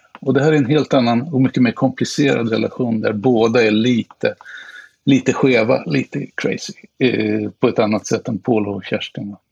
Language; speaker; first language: Swedish; native; Swedish